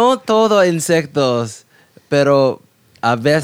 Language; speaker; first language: Spanish; non-native, learner; English